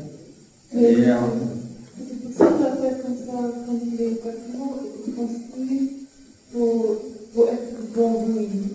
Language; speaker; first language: French; non-native, fluent; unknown